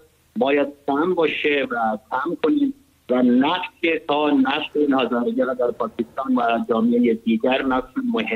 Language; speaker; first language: Persian; non-native, learner; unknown